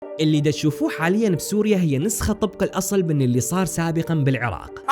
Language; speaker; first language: Arabic; native; Arabic